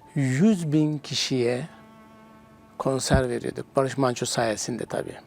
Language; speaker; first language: Turkish; native; Turkish